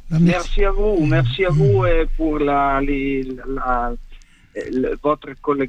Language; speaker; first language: French; non-native, fluent; Italian